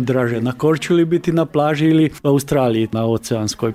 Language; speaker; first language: Serbian; native; Serbian